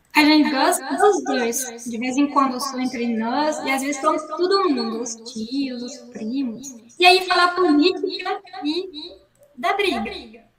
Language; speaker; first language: Portuguese; non-native, fluent; French